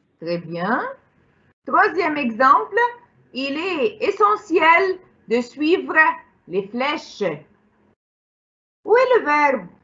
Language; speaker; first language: French; non-native, fluent; Arabic